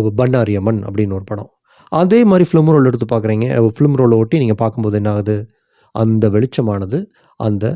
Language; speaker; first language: Tamil; native; Tamil